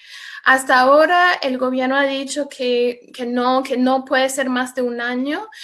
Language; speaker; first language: Spanish; non-native, fluent; English